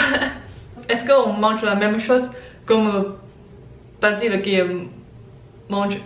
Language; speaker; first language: French; non-native, learner; Chinese